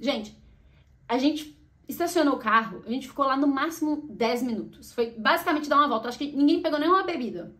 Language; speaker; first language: Portuguese; native; Portuguese